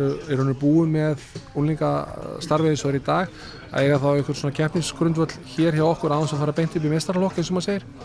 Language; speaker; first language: Icelandic; native; Icelandic